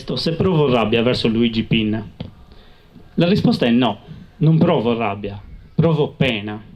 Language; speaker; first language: Italian; native; Italian